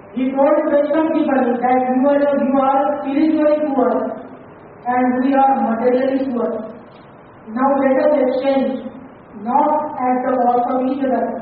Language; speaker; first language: English; non-native, local second language; Marathi